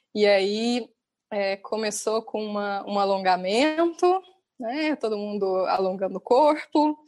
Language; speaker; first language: Portuguese; native; Portuguese